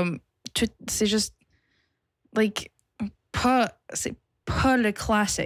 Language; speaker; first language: French; non-native, local second language; English